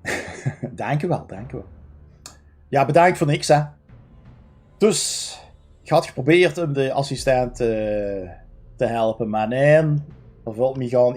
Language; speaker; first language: Dutch; native; Dutch